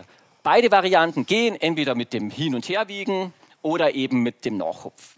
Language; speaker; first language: German; native; German